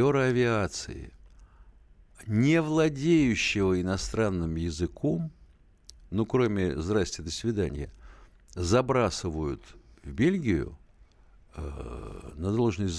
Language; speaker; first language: Russian; native; Russian